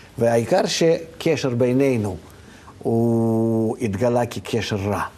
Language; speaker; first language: Hebrew; non-native, fluent; Russian